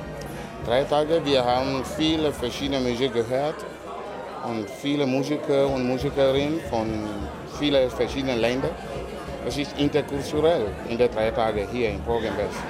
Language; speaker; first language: German; non-native, fluent; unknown